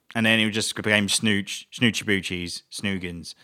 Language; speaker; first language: English; native; English